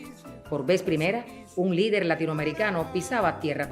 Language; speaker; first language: Spanish; native; Spanish